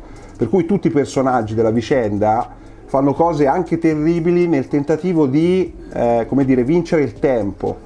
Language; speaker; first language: Italian; native; Italian